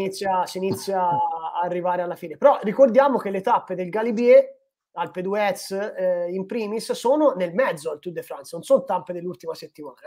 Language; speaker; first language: Italian; native; Italian